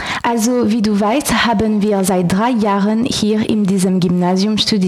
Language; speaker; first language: German; non-native, learner; French